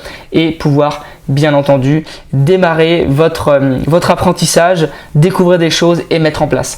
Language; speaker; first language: French; native; French